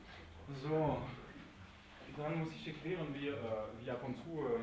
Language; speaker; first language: German; non-native, local second language; French